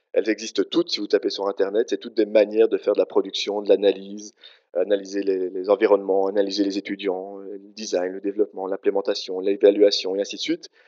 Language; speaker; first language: French; native; French